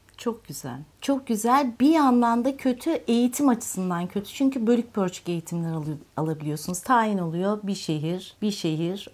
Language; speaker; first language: Turkish; native; Turkish